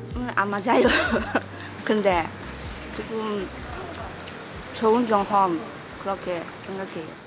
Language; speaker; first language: Korean; non-native, learner; Burmese